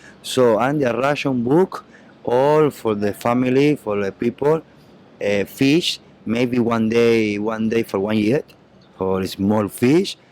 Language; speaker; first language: English; non-native, learner; Spanish